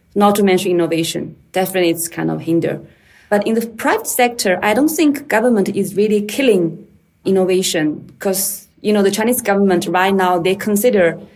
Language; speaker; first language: English; non-native, fluent; Chinese